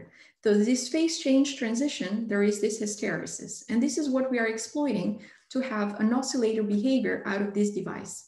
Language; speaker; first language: English; non-native, fluent; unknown